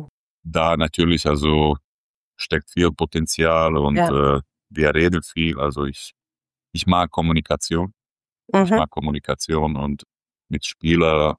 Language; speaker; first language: German; non-native, fluent; Croatian